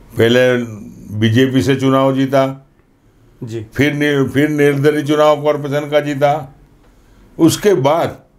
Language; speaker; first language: Hindi; non-native, local second language; Gujarati